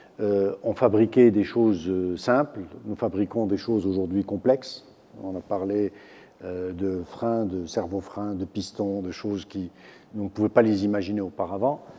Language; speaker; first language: French; non-native, local second language; Arabic